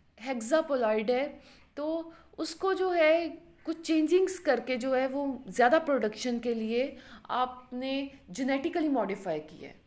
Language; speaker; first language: Urdu; non-native, local second language; Punjabi